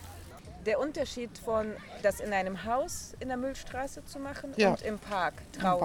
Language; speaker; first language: German; native; German